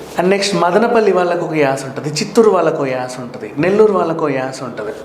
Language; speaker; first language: Telugu; native; Telugu